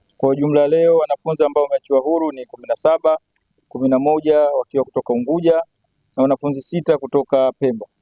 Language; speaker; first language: Swahili; native; Swahili